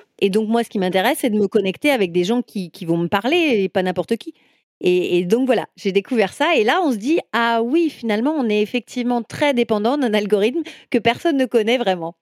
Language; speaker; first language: French; native; French